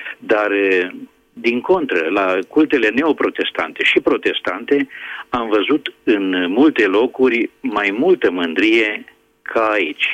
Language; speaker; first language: Romanian; native; Romanian